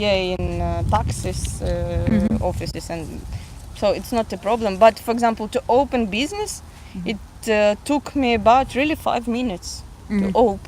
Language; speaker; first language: English; non-native, fluent; Russian